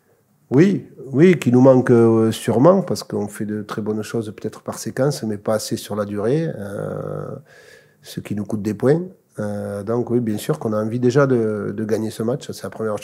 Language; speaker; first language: French; native; French